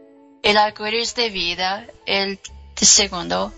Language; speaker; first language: Spanish; non-native, learner; English